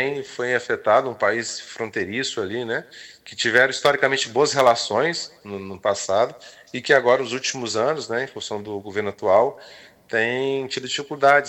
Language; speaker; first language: Portuguese; native; Portuguese